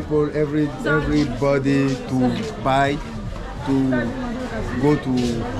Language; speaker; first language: English; non-native, learner; French